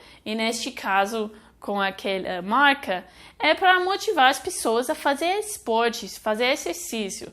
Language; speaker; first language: Portuguese; non-native, fluent; English